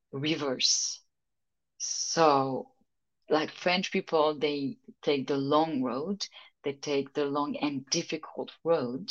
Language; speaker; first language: English; non-native, fluent; French